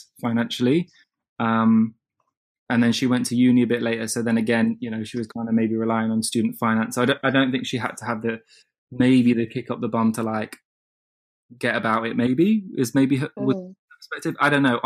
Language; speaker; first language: English; native; English